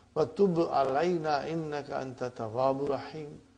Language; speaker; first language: Arabic; non-native, fluent; Urdu